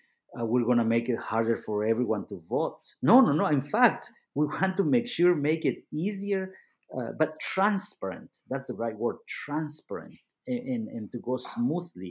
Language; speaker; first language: English; non-native, fluent; Spanish